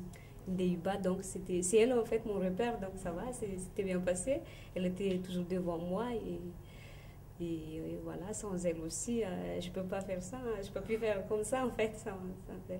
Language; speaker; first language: French; non-native, local second language; Malagasy